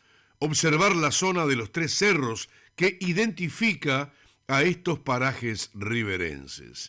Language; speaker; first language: Spanish; native; Spanish